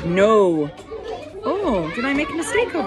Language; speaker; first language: English; native; English